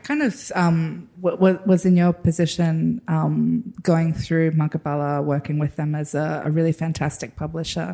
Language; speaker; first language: English; native; English